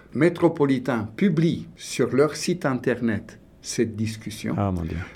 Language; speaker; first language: French; non-native, fluent; Romanian